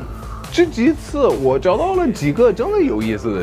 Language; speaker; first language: Chinese; non-native, fluent; English